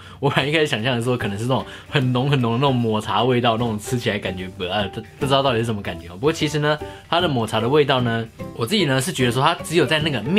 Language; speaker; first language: Chinese; native; Chinese